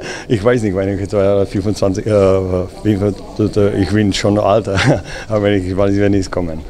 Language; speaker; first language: German; non-native, learner; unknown